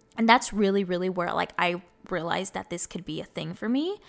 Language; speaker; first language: English; early bilingual, other home language; Spanish